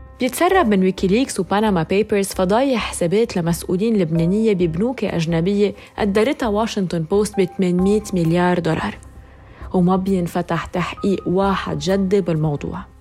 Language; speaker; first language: Arabic; native; Arabic